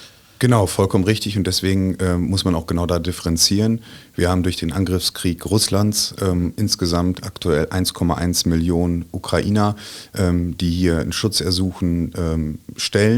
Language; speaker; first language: German; native; German